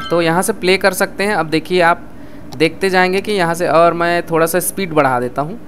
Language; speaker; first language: Hindi; native; Hindi